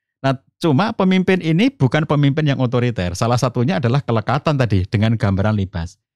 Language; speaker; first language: Indonesian; native; Indonesian